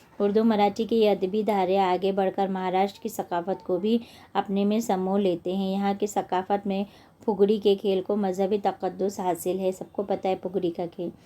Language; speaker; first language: Urdu; native; Urdu